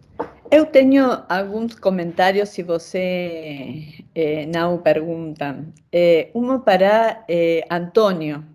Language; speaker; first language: Portuguese; non-native, fluent; Spanish